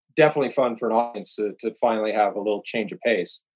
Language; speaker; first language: English; native; English